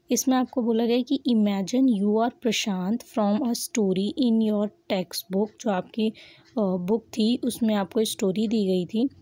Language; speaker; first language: Hindi; native; Hindi